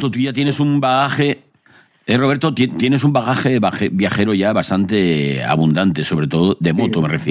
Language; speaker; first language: Spanish; native; Spanish